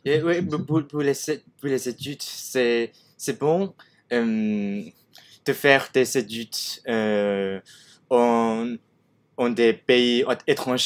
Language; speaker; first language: French; non-native, learner; Cantonese